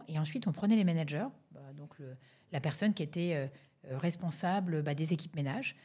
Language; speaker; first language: French; native; French